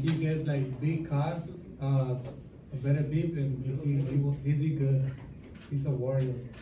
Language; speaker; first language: English; non-native, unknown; Spanish